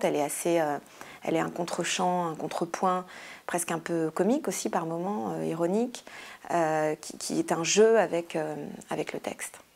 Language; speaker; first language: French; native; French